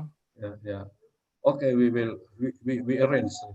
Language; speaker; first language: English; non-native, fluent; Indonesian